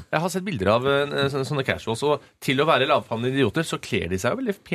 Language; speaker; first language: Norwegian; native; Norwegian